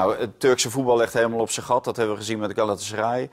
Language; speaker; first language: Dutch; native; Dutch